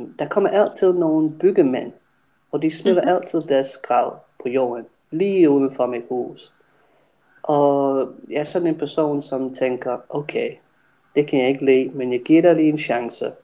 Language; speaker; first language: Danish; non-native, fluent; English